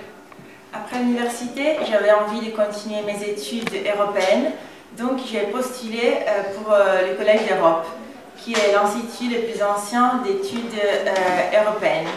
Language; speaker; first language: French; non-native, fluent; Italian